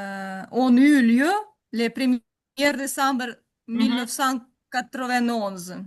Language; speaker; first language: French; non-native, learner; Ukrainian